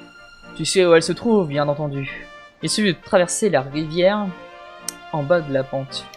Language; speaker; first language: French; native; French